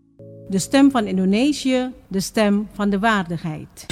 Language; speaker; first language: Dutch; non-native, fluent; Indonesian